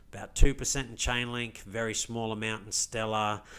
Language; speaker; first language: English; native; English